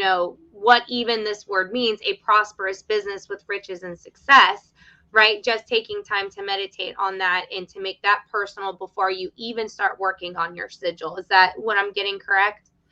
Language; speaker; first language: English; native; English